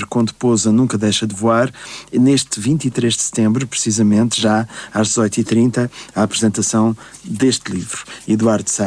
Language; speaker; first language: Portuguese; native; Portuguese